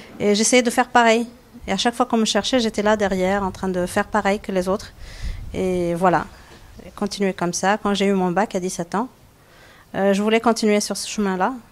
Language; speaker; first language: French; non-native, local second language; Arabic